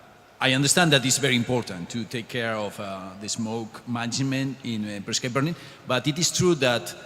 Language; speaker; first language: English; non-native, fluent; Spanish